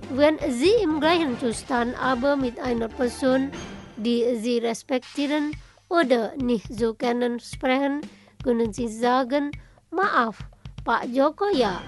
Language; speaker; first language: German; non-native, learner; Indonesian